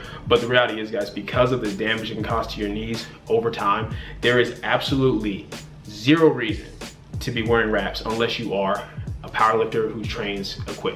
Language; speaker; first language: English; native; English